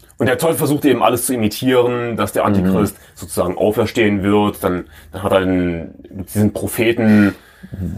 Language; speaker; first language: German; native; German